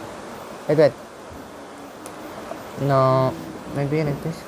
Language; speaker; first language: English; non-native, learner; Indonesian